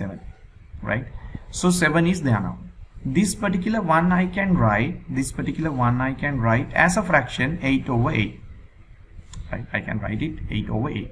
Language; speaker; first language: English; non-native, local second language; Sinhala